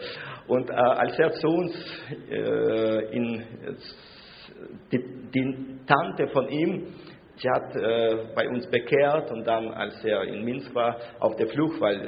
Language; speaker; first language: German; non-native, fluent; Russian